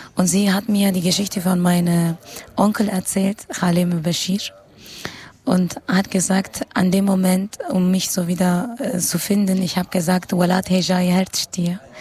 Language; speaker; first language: German; non-native, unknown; Kurdish